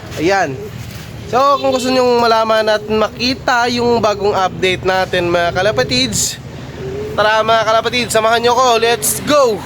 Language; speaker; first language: Filipino; non-native, local second language; Cebuano